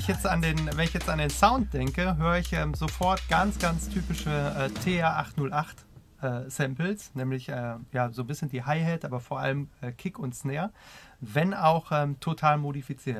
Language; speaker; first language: German; native; German